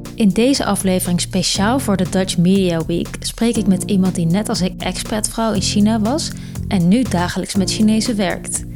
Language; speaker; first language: Dutch; native; Dutch